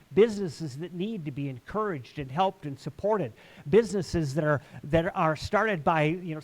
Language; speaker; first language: English; native; English